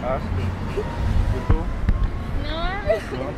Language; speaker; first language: Spanish; non-native, fluent; Russian